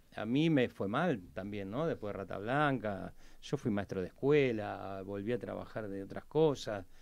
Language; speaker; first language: Spanish; native; Spanish